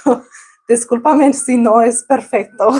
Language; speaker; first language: Spanish; non-native, learner; English